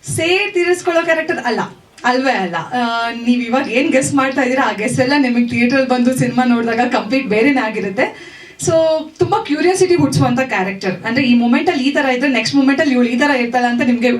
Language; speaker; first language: Kannada; native; Kannada